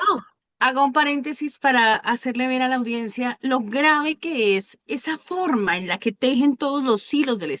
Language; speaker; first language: Spanish; native; Spanish